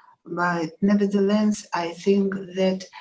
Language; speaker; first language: English; non-native, learner; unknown